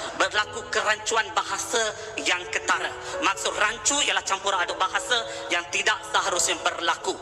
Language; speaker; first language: Malay; non-native, local second language; Tamil